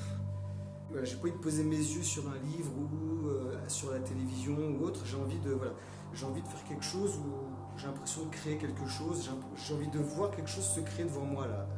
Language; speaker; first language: French; native; French